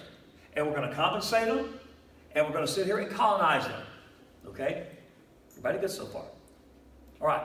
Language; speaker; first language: English; native; English